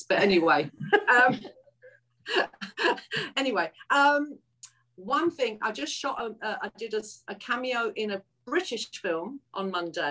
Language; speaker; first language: English; native; English